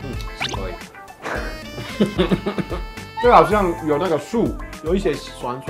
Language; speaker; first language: Chinese; non-native, fluent; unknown